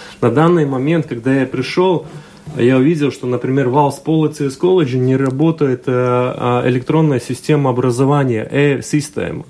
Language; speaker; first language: Russian; non-native, local second language; Latvian